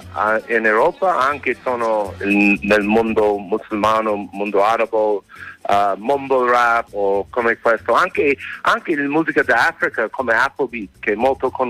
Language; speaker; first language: Italian; non-native, fluent; English